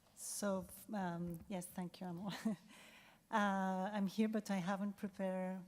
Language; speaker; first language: English; non-native, fluent; Catalan